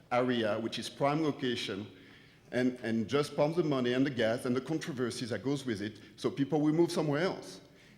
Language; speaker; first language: English; non-native, fluent; French